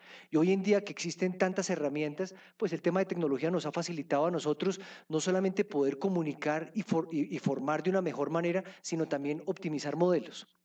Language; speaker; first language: Spanish; native; Spanish